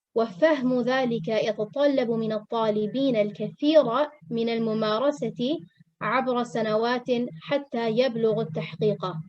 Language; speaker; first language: Arabic; non-native, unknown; Urdu